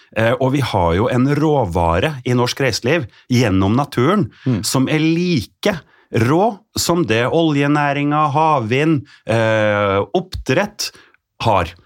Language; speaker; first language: Norwegian; native; Norwegian